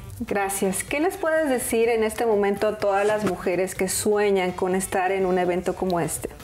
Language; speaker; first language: Spanish; native; Spanish